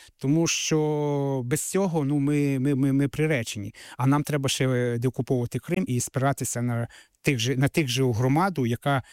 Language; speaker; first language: Ukrainian; native; Ukrainian